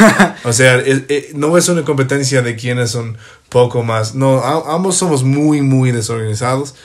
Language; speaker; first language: Spanish; non-native, fluent; English